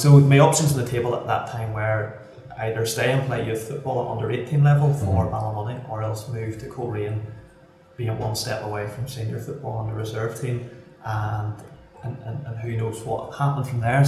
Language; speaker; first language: English; native; English